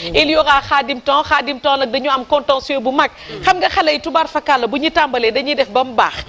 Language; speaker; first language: Wolof; native; Wolof